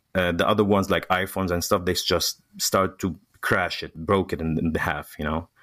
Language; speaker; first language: English; non-native, fluent; Arabic